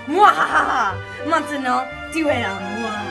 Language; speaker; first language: French; non-native, learner; English